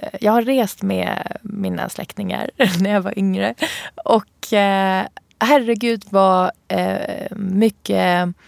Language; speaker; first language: Swedish; early bilingual, other home language; Persian